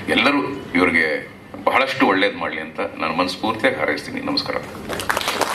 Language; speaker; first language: Kannada; native; Kannada